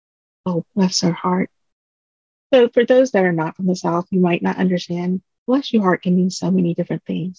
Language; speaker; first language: English; early bilingual, other home language; Vietnamese